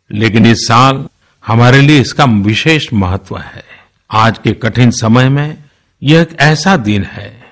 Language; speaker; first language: Hindi; non-native, local second language; Gujarati